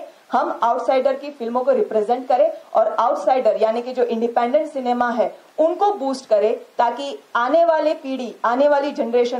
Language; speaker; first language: Hindi; native; Hindi